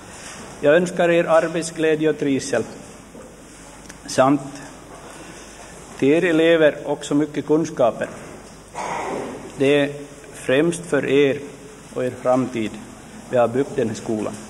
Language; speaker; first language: Swedish; native; Swedish